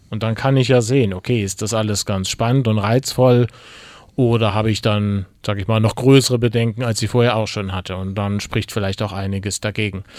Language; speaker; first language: German; native; German